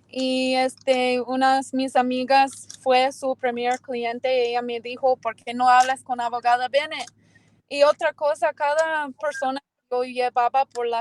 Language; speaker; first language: Spanish; early bilingual, heritage; Spanish